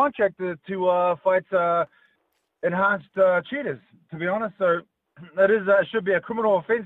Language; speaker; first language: English; native; English